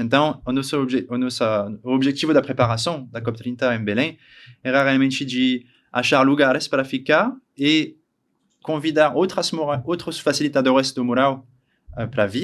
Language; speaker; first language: Portuguese; non-native, learner; French